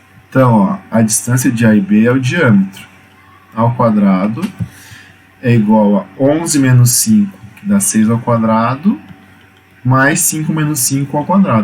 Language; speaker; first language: Portuguese; native; Portuguese